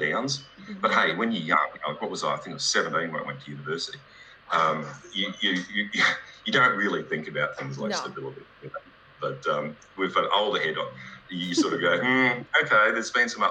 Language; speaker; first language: English; native; English